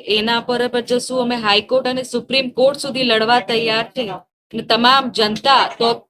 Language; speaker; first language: Gujarati; non-native, local second language; Rathawi